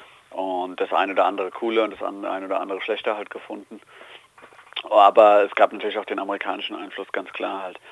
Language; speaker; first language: German; native; German